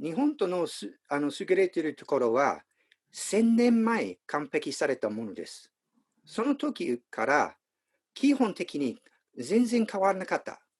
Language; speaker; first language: Japanese; non-native, fluent; English